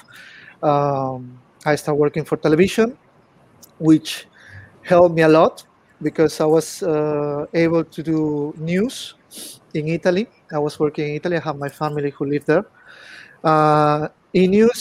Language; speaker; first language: English; non-native, fluent; Spanish